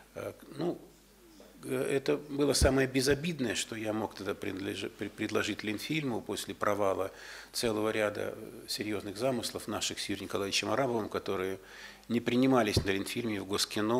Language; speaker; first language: Russian; native; Russian